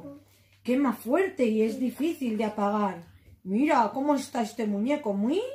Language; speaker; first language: Spanish; native; Spanish